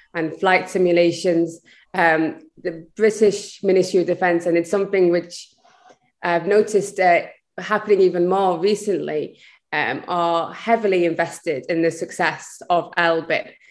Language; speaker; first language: English; native; English